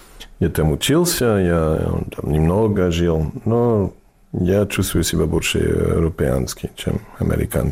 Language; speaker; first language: Russian; non-native, fluent; English